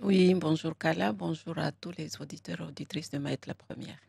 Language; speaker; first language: French; non-native, local second language; Comorian